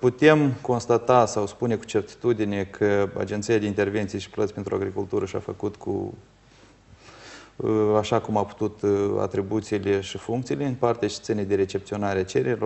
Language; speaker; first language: Romanian; native; Romanian